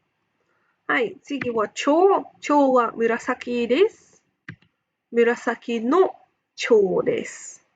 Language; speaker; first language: Japanese; non-native, fluent; English